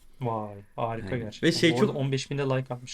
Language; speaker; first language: Turkish; native; Turkish